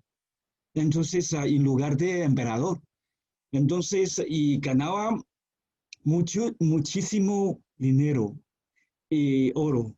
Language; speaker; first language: Spanish; non-native, fluent; Chinese